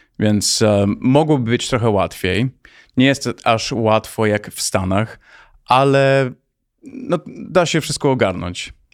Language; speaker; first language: Polish; early bilingual, heritage; Polish